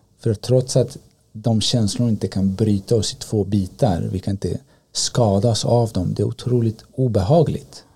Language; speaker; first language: Swedish; early bilingual, other home language; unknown